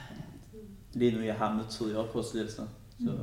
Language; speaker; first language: Danish; non-native, fluent; Arabic